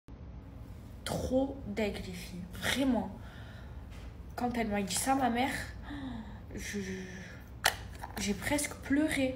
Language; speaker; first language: French; native; French